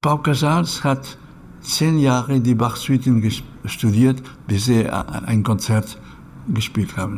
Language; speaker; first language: German; non-native, learner; Catalan